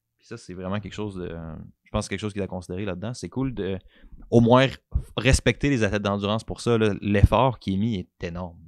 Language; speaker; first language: French; native; French